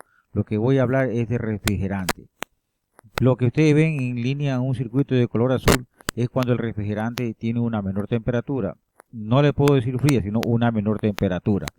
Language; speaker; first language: Spanish; native; Spanish